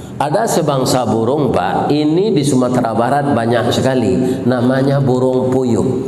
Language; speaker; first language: Malay; non-native, local second language; Minangkabau